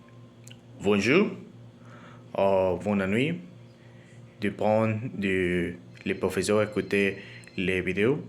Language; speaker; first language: French; non-native, learner; Spanish